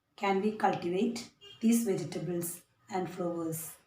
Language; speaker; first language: English; non-native, local second language; Malayalam